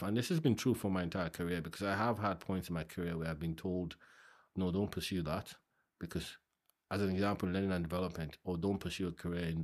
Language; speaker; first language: English; non-native, local second language; Yoruba